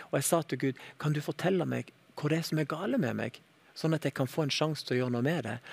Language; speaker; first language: Norwegian; native; Norwegian